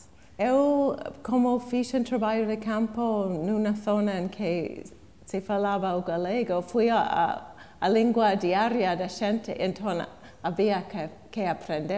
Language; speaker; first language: Galician; non-native, fluent; English